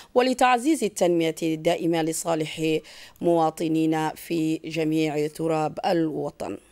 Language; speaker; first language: Arabic; non-native, local second language; Somali